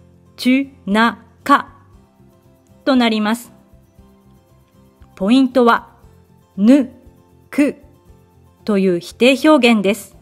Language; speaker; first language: Japanese; native; Japanese